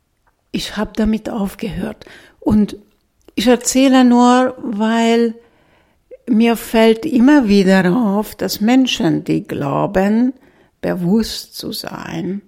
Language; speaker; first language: German; non-native, fluent; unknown